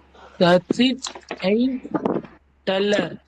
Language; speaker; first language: German; non-native, learner; Tamil